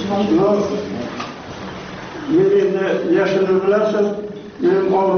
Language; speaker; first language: Russian; non-native, local second language; Tatar